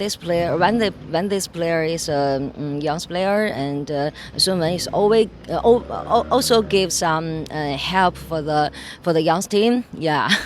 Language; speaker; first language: English; non-native, learner; Chinese